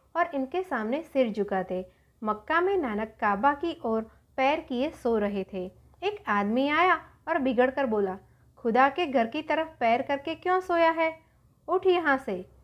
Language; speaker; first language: Hindi; non-native, local second language; Gujarati